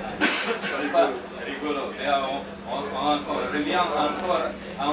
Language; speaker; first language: French; non-native, fluent; Russian